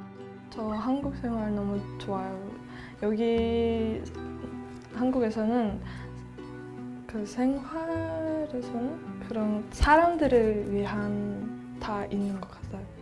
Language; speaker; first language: Korean; non-native, fluent; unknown